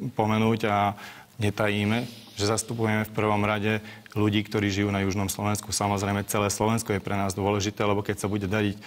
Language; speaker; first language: Slovak; non-native, local second language; Hungarian